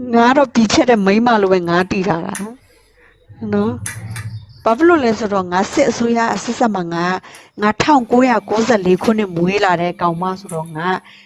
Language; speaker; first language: Burmese; non-native, local second language; Shan